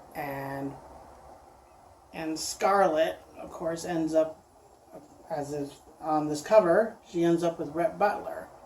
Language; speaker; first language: English; native; English